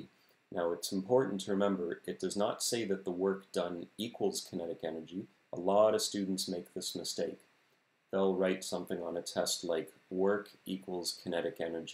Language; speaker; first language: English; native; English